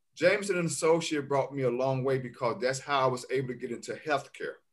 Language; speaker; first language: English; native; English